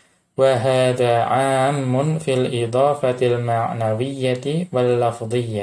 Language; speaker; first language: Arabic; non-native, fluent; Indonesian